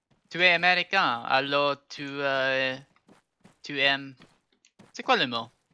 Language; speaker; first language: French; non-native, learner; English